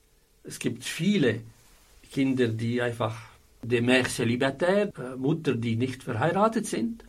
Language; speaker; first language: German; non-native, fluent; Arabic